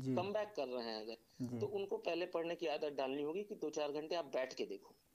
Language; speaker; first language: Hindi; native; Hindi